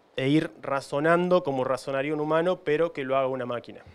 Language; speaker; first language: Spanish; native; Spanish